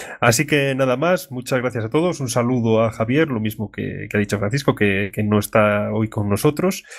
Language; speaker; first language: Spanish; native; Spanish